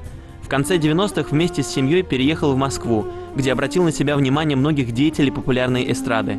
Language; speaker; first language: Russian; native; Russian